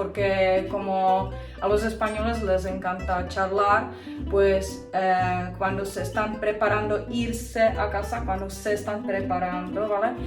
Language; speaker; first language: Spanish; non-native, fluent; Czech